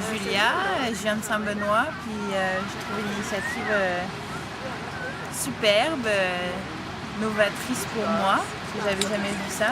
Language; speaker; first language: French; native; French